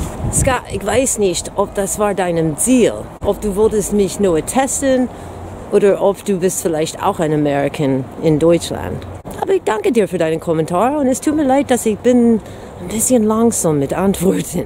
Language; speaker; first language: German; non-native, fluent; English